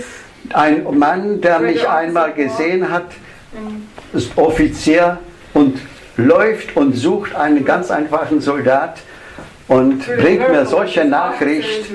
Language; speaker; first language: German; non-native, fluent; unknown